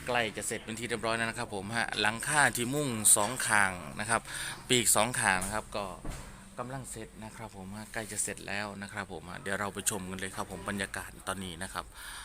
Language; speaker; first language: Thai; native; Thai